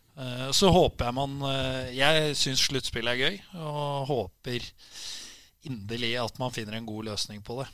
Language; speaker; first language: Norwegian; native; Norwegian